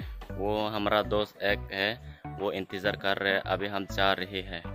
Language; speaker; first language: Hindi; non-native, local second language; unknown